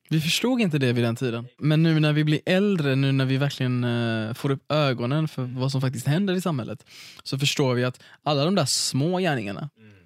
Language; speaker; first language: Swedish; early bilingual, other home language; Arabic